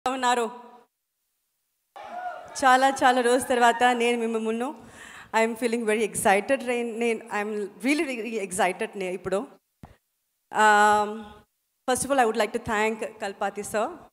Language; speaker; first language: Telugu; non-native, fluent; Tamil